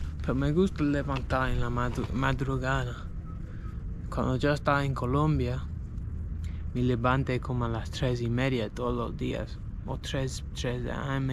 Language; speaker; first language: Spanish; non-native, learner; English